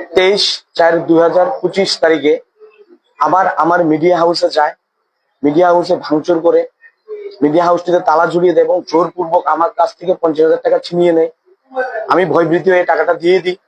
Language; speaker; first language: Bangla; native; Bangla